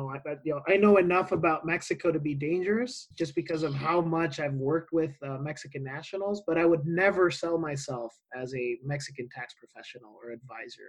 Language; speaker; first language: English; non-native, fluent; Spanish